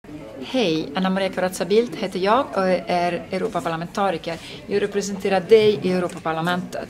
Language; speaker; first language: Swedish; non-native, fluent; Italian